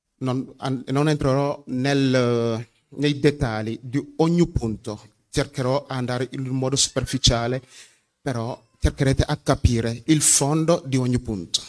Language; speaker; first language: Italian; non-native, fluent; Wolof